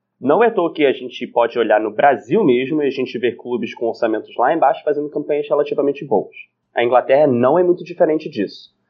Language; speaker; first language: Portuguese; non-native, fluent; English